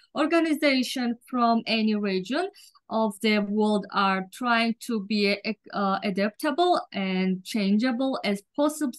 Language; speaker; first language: English; non-native, learner; Georgian